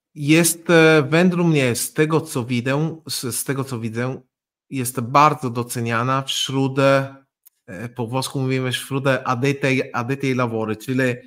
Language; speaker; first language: Polish; non-native, fluent; Italian